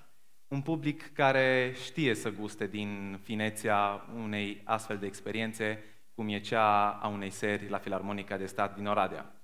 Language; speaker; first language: Romanian; native; Romanian